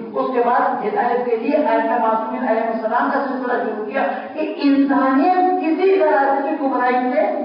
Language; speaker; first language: Urdu; non-native, local second language; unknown